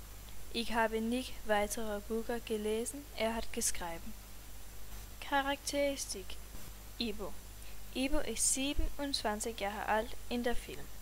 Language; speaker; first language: German; non-native, learner; Danish